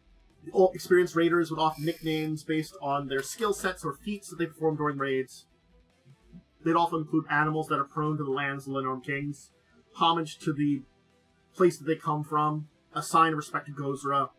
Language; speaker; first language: English; native; English